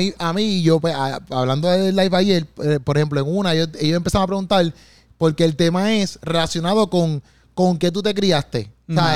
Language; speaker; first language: Spanish; native; Spanish